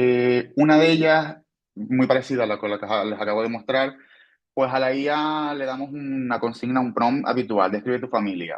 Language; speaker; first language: Spanish; native; Spanish